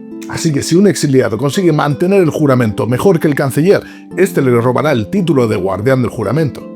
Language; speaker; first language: Spanish; native; Spanish